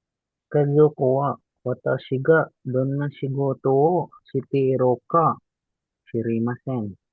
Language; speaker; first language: Japanese; non-native, learner; Filipino